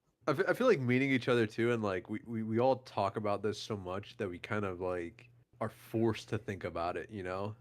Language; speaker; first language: English; native; English